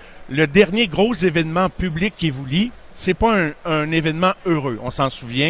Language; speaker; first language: French; native; French